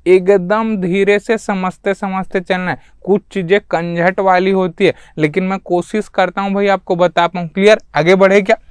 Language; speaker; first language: Hindi; native; Hindi